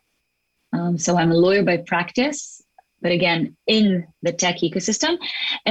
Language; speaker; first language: English; non-native, fluent; Hebrew